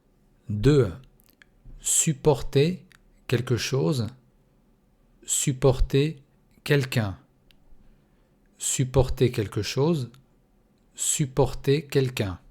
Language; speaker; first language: French; non-native, fluent; Russian